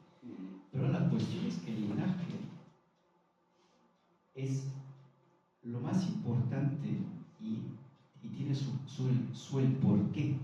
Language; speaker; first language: Spanish; native; Spanish